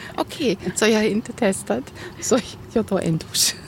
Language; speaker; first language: Swedish; non-native, learner; German